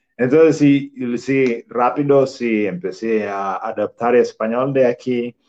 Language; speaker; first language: Spanish; non-native, fluent; Swahili